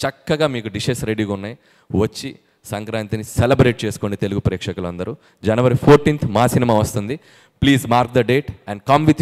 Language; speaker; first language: Telugu; native; Telugu